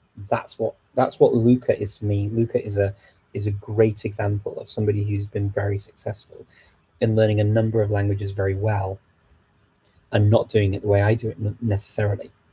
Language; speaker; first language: English; native; English